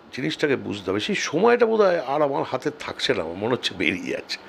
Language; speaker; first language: Bangla; native; Bangla